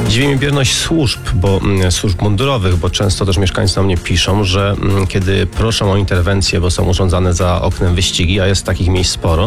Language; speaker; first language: Polish; native; Polish